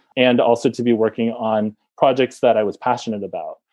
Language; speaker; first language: English; native; English